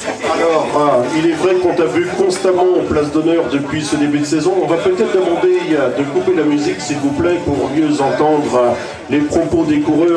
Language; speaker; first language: French; native; French